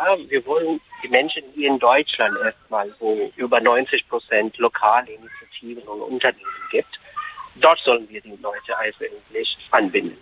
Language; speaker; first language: German; non-native, fluent; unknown